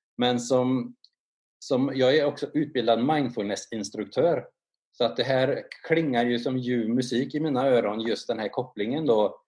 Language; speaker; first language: Swedish; native; Swedish